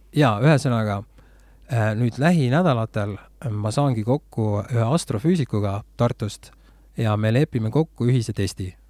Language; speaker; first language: Estonian; native; Estonian